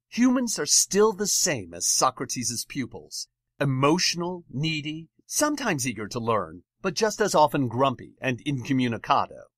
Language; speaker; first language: English; native; English